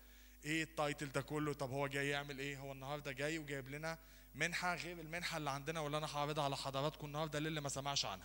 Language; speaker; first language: Arabic; native; Arabic